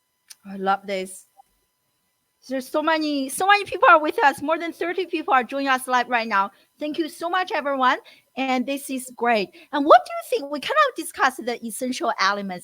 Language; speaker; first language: English; non-native, fluent; Chinese